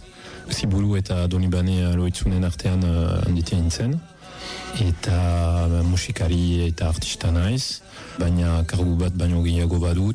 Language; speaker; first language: Basque; non-native, fluent; Italian